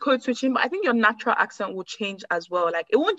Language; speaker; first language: English; non-native, local second language; Yoruba